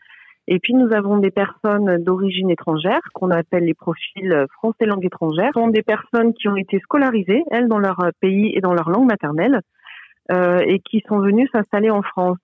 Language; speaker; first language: French; native; French